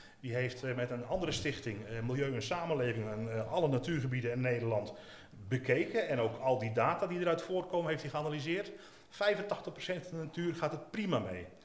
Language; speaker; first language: Dutch; native; Dutch